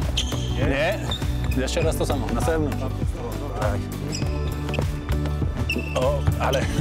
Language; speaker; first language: Polish; non-native, learner; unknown